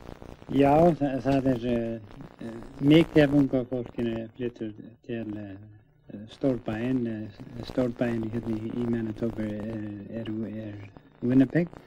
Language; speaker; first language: Icelandic; early bilingual, heritage; Icelandic